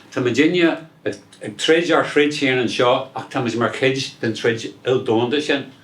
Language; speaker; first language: Irish; non-native, local second language; English